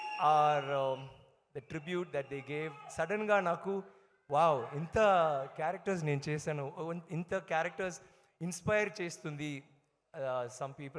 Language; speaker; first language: Telugu; non-native, learner; Tamil